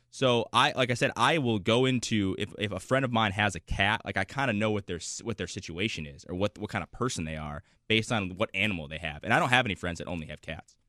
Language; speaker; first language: English; native; English